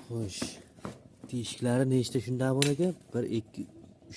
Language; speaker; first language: Uzbek; native; Uzbek